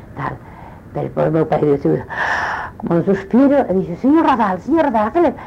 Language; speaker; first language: Spanish; non-native, local second language; Galician